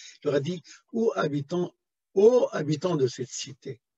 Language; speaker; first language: French; non-native, local second language; Arabic